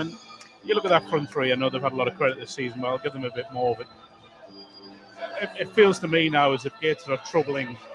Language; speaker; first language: English; native; English